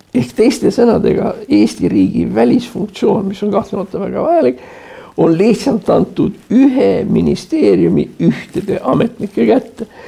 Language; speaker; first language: Estonian; native; Estonian